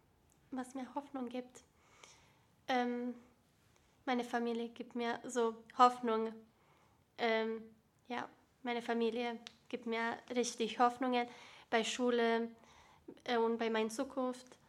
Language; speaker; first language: German; early bilingual, other home language; Bosnian